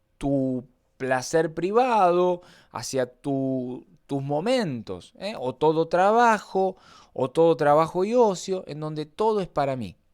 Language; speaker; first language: Spanish; native; Spanish